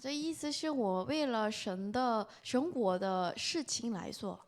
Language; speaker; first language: Chinese; non-native, fluent; Korean